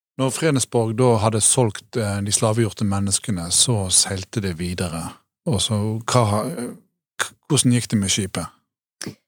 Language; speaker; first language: Norwegian; native; Norwegian